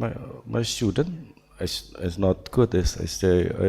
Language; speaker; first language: English; non-native, learner; Indonesian